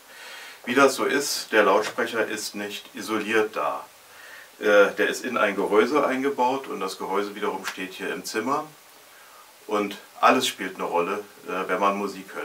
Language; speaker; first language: German; native; German